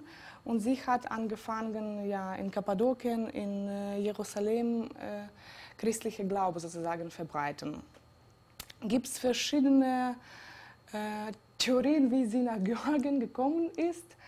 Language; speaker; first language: German; non-native, fluent; Georgian